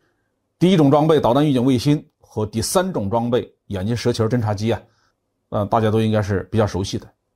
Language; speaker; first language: Chinese; native; Chinese